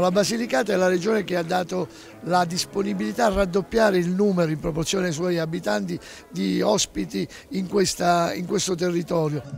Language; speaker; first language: Italian; native; Italian